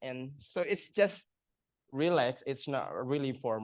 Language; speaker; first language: English; non-native, learner; Indonesian